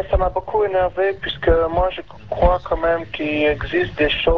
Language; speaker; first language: French; non-native, learner; English